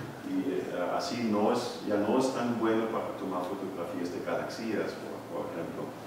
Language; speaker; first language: Spanish; non-native, learner; German